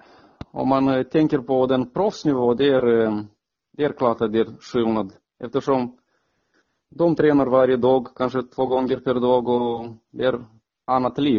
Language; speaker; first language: Swedish; non-native, fluent; Romanian